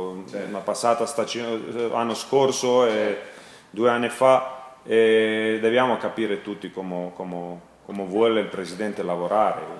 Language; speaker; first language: Italian; non-native, learner; Croatian